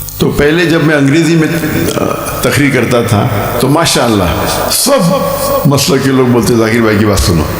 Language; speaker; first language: Urdu; non-native, local second language; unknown